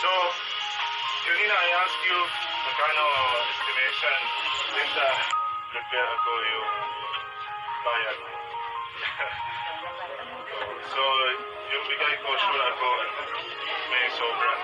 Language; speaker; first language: Filipino; non-native, learner; Arabic